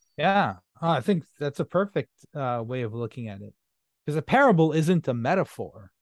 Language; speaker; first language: English; non-native, fluent; French